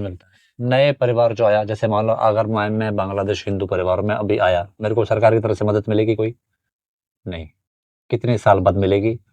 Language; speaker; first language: Hindi; native; Hindi